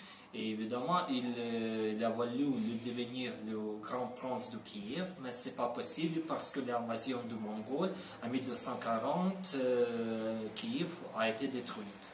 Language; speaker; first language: French; non-native, learner; Ukrainian